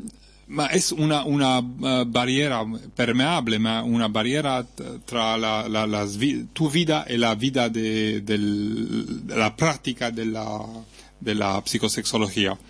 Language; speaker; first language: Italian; non-native, fluent; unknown